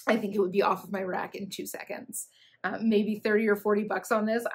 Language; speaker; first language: English; native; English